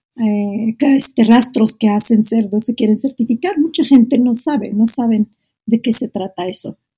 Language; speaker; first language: Spanish; non-native, fluent; Arabic